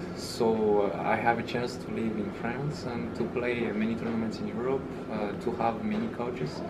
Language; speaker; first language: English; early bilingual, other home language; Malagasy